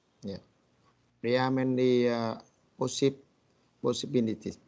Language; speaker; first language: English; non-native, learner; Vietnamese